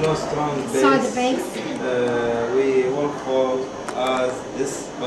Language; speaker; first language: English; non-native, fluent; Arabic